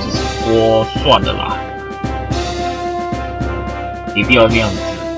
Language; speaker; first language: Chinese; native; Chinese